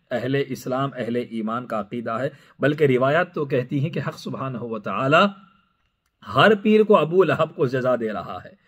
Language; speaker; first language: Urdu; native; Urdu